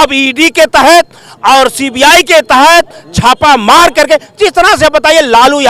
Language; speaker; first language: Hindi; native; Hindi